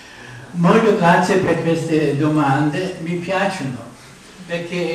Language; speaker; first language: Italian; non-native, fluent; German